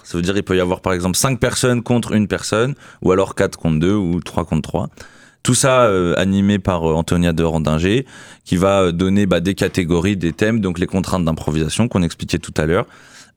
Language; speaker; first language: French; native; French